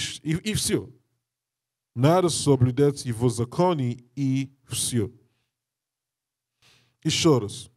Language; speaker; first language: Russian; non-native, learner; English